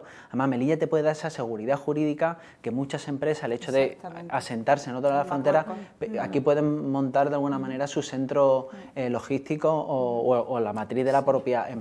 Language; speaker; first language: Spanish; native; Spanish